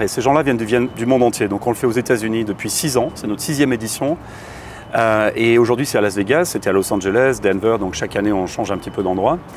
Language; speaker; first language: French; native; French